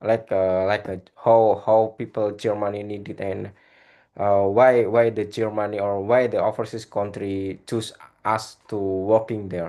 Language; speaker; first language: English; non-native, learner; Indonesian